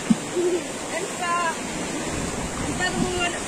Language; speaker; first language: French; native; French